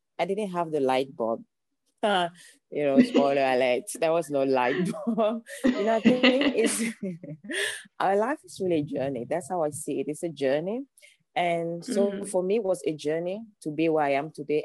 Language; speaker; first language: English; non-native, local second language; French